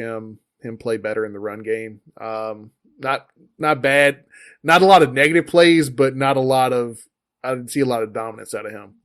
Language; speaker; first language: English; native; English